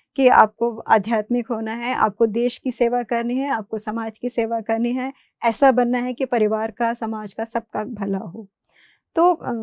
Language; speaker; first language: Hindi; native; Hindi